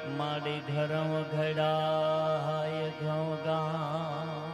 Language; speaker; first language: Gujarati; native; Gujarati